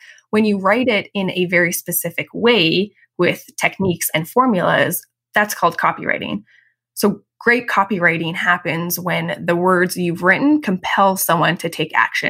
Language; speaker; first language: English; native; English